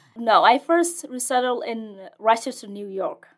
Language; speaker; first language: English; non-native, fluent; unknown